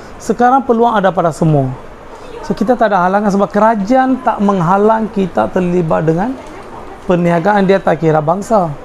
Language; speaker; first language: Malay; non-native, local second language; Tamil